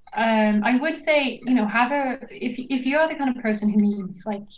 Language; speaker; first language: English; non-native, fluent; Norwegian